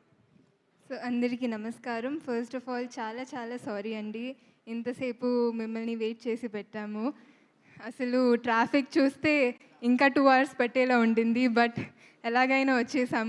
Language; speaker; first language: Telugu; non-native, fluent; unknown